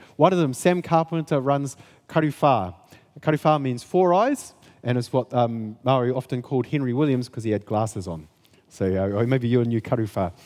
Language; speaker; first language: English; native; English